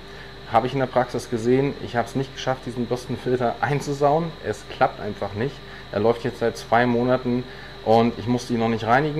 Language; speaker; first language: German; native; German